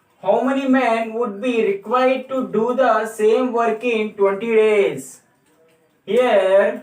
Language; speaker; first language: English; non-native, local second language; Telugu